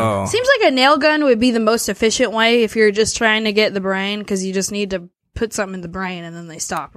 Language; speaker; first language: English; native; English